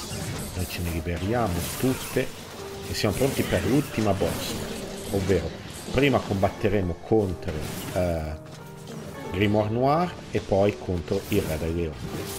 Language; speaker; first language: Italian; native; Italian